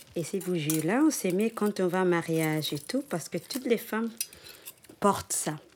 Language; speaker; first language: French; early bilingual, other home language; Somali